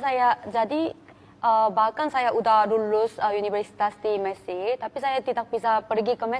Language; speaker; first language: Indonesian; non-native, fluent; Korean